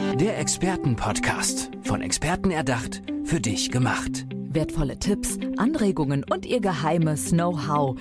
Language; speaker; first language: German; native; German